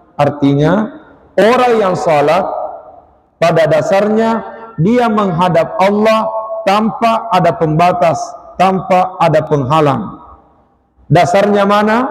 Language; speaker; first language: Malay; non-native, local second language; Buginese